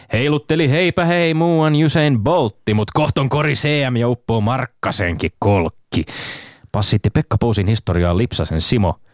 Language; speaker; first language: Finnish; native; Finnish